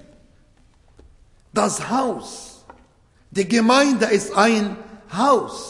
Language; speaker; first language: German; non-native, fluent; Arabic